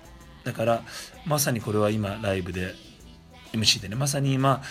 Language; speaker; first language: Japanese; native; Japanese